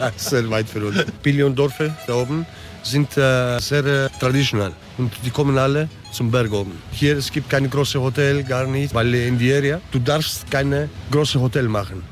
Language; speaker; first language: German; early bilingual, other home language; Greek